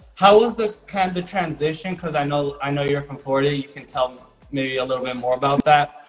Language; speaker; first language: English; non-native, fluent; Portuguese